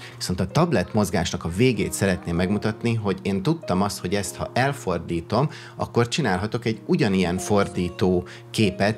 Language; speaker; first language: Hungarian; native; Hungarian